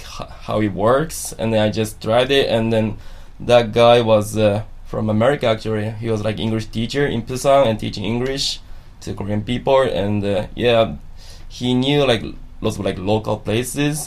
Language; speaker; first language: English; non-native, fluent; Japanese